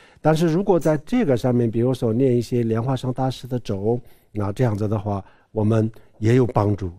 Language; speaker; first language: Chinese; non-native, local second language; Tibetan